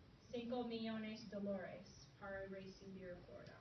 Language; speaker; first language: Spanish; non-native, fluent; English